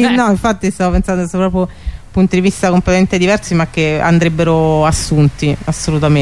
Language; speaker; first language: Italian; native; Italian